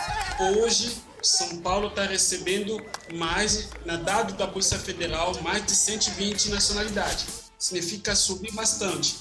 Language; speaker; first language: Portuguese; non-native, fluent; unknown